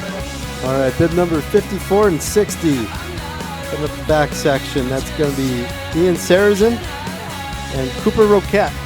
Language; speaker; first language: English; native; English